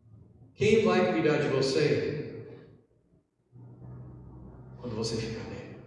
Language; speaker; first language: Portuguese; non-native, fluent; English